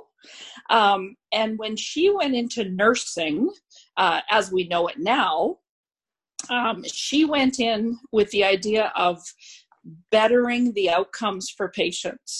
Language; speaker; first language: English; native; English